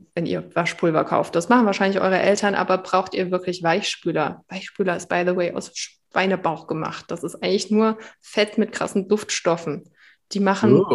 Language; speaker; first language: German; native; German